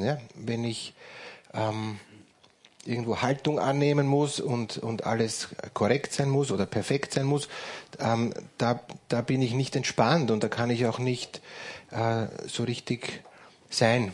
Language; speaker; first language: German; native; German